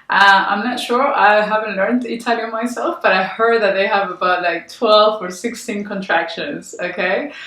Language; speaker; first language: English; non-native, fluent; Spanish